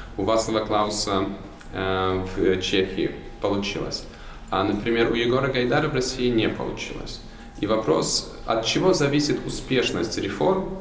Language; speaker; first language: Russian; native; Russian